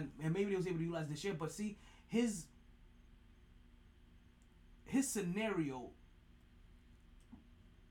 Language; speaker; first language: English; native; English